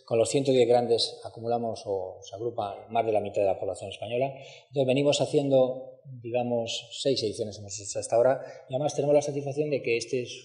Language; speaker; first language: Spanish; native; Spanish